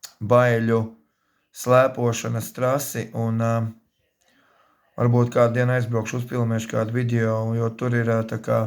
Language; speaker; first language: Latvian; native; Latvian